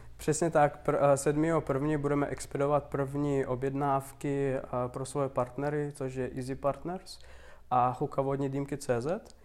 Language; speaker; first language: Czech; non-native, fluent; Turkmen